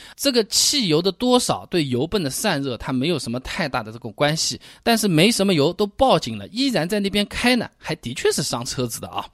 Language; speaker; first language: Chinese; native; Chinese